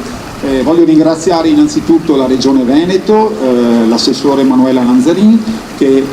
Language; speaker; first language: Italian; native; Italian